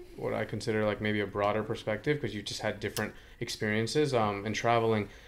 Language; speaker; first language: English; non-native, fluent; Spanish